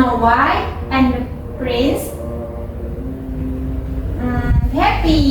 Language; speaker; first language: English; non-native, learner; Indonesian